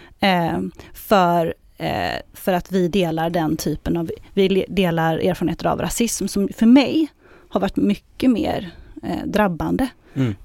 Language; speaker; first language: Swedish; early bilingual, other home language; Arabic